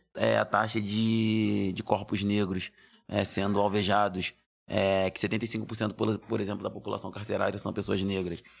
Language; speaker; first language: Portuguese; native; Portuguese